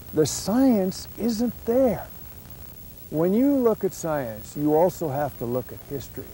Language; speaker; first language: English; native; English